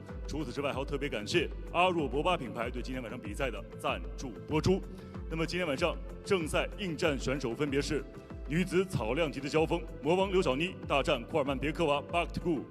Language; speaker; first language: Chinese; native; Chinese